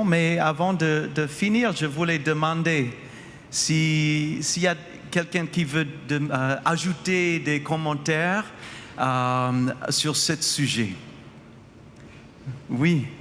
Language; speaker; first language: French; non-native, fluent; English